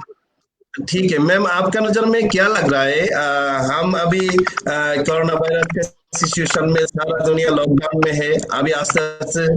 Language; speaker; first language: Hindi; non-native, learner; Bangla